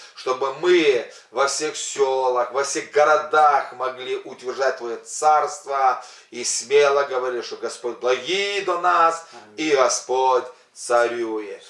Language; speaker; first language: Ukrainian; non-native, local second language; Russian